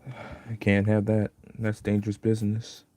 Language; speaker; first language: English; native; English